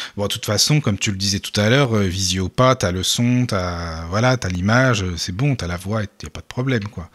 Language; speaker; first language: French; native; French